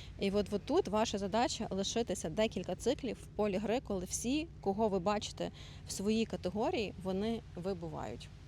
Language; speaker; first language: Ukrainian; non-native, local second language; Russian